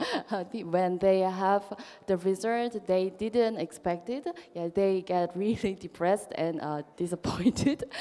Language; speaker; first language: English; non-native, fluent; Korean